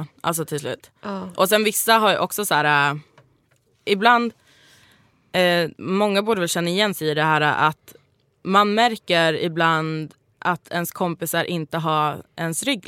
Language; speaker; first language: Swedish; native; Swedish